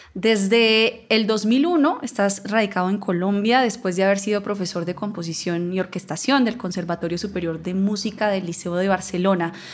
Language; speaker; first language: Spanish; native; Spanish